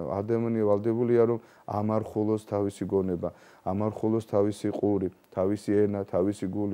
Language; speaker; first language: Georgian; native; Georgian